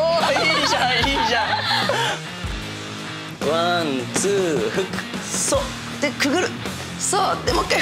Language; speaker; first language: Japanese; native; Japanese